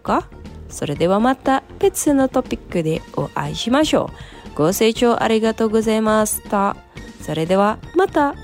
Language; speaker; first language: Japanese; non-native, fluent; Indonesian